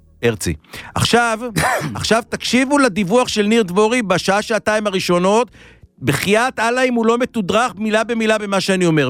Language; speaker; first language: Hebrew; native; Hebrew